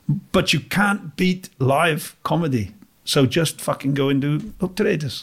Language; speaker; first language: English; native; English